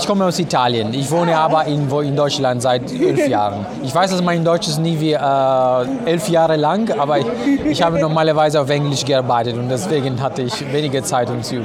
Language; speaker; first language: German; non-native, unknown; Italian